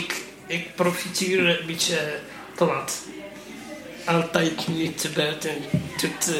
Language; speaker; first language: Dutch; non-native, learner; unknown